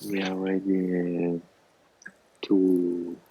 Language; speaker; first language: English; non-native, learner; Russian